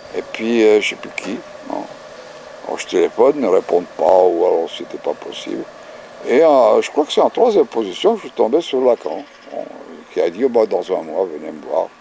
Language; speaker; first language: French; non-native, fluent; Bulgarian